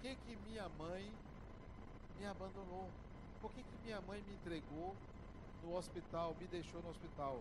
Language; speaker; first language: Portuguese; native; Portuguese